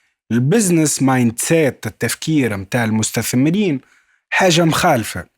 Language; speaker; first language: Arabic; native; Arabic